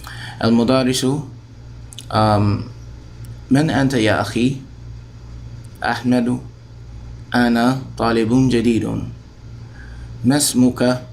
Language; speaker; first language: Arabic; non-native, fluent; English